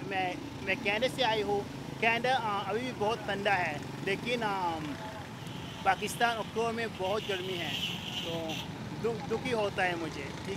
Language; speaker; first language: Hindi; non-native, learner; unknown